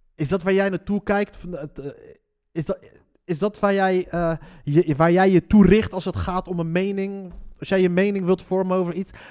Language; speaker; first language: Dutch; early bilingual, other home language; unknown